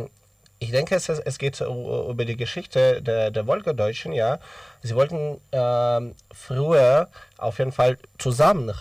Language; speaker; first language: German; non-native, learner; Russian